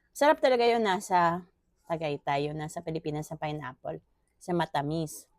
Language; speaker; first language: Filipino; native; Filipino